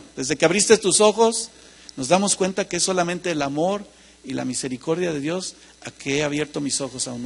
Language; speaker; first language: Spanish; native; Spanish